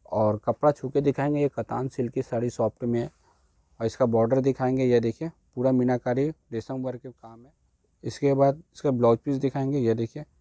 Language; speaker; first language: Hindi; native; Hindi